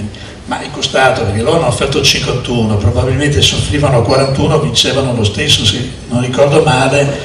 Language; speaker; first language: Italian; native; Italian